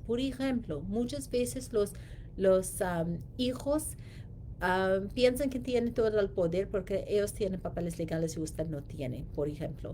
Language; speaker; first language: Spanish; non-native, learner; English